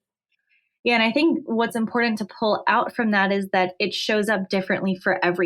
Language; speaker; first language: English; native; English